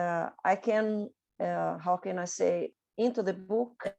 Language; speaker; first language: English; non-native, learner; Portuguese